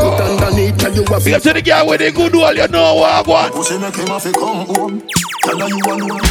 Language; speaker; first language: English; non-native, local second language; Jamaican Creole English